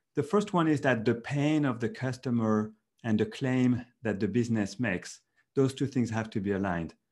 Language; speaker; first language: English; non-native, fluent; French